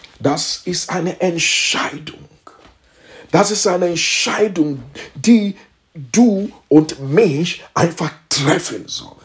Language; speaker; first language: German; non-native, learner; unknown